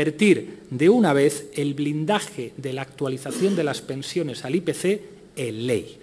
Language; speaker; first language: Spanish; native; Spanish